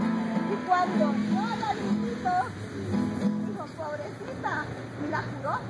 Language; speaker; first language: Spanish; native; Spanish